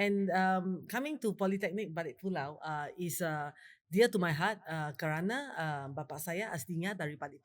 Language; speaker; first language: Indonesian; non-native, fluent; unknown